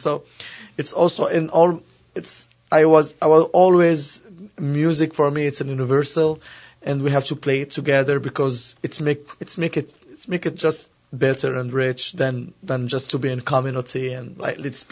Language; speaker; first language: English; non-native, learner; Arabic